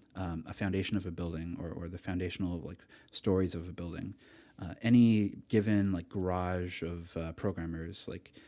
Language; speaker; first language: English; native; English